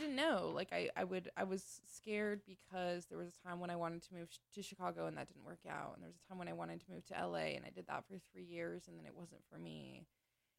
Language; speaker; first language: English; native; English